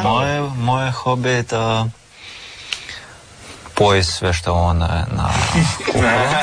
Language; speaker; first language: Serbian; non-native, learner; Russian